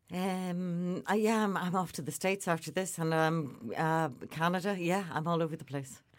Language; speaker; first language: English; native; English